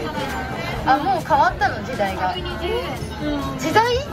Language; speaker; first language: Japanese; native; Japanese